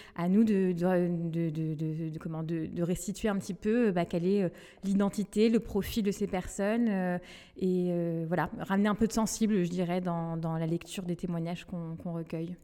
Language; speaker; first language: French; non-native, local second language; Malagasy